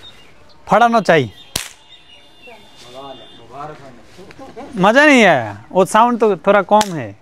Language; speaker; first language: Hindi; non-native, learner; Bangla